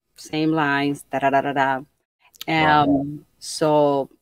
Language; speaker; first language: English; non-native, fluent; Spanish